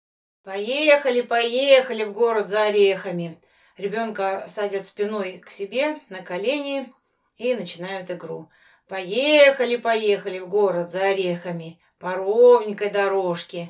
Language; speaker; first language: Russian; native; Russian